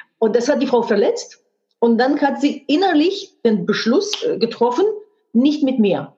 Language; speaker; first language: German; non-native, fluent; Russian